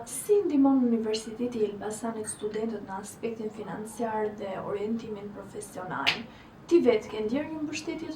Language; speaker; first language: Albanian; native; Albanian